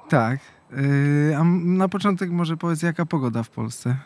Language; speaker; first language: Polish; native; Polish